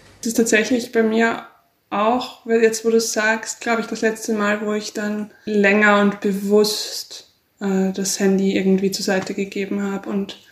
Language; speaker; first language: German; native; German